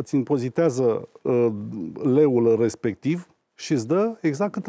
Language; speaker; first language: Romanian; native; Romanian